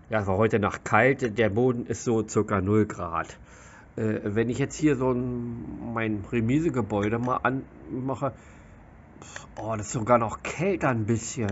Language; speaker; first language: German; native; German